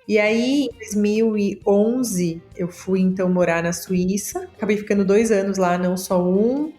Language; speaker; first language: Portuguese; native; Portuguese